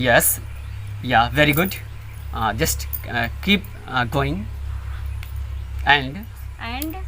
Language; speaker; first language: English; non-native, learner; Hindi